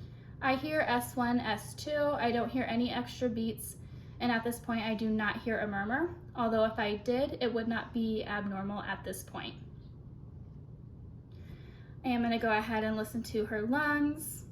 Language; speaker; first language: English; native; English